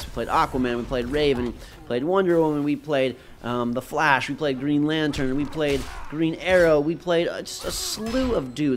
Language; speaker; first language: English; native; English